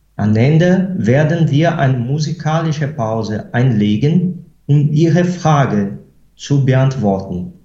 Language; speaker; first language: German; non-native, fluent; Portuguese